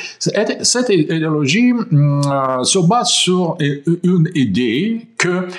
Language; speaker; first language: French; non-native, fluent; Russian